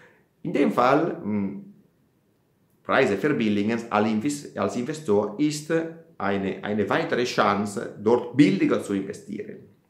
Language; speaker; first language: German; non-native, fluent; Italian